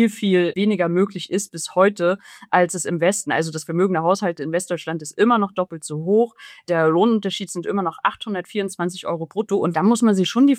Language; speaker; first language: German; native; German